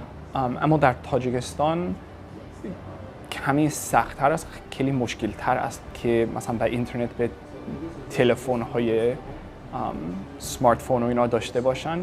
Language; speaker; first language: Persian; non-native, fluent; English